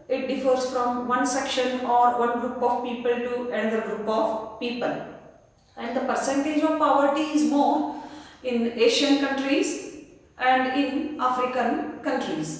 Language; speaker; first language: English; non-native, local second language; Kannada